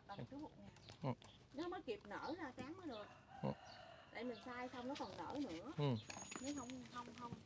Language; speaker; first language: Vietnamese; native; Vietnamese